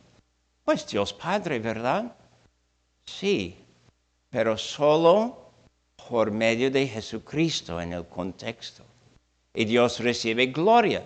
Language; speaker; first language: Spanish; non-native, fluent; English